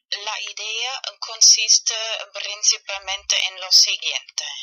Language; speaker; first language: Spanish; non-native, learner; German